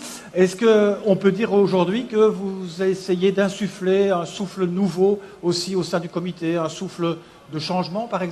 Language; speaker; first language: French; native; French